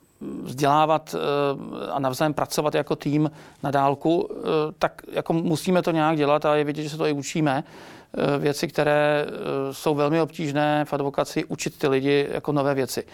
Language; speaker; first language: Czech; native; Czech